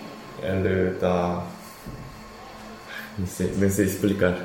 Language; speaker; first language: Portuguese; non-native, learner; Korean